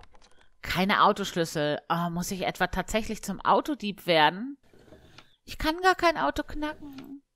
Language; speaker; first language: German; native; German